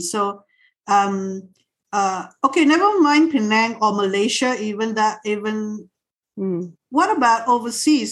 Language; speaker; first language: English; non-native, local second language; Malay